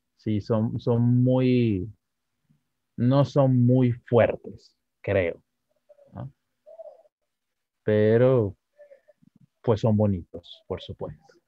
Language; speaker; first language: Spanish; native; Spanish